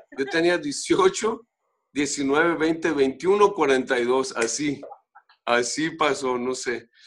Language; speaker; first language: Spanish; native; Spanish